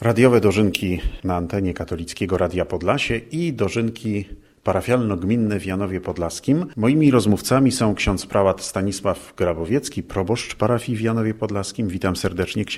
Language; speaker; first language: Polish; native; Polish